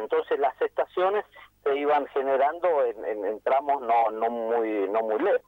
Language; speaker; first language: Spanish; native; Spanish